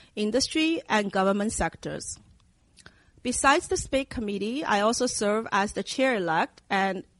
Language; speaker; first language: English; non-native, fluent; Chinese